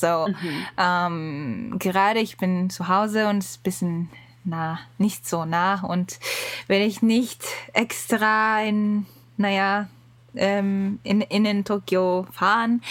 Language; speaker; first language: German; non-native, learner; Japanese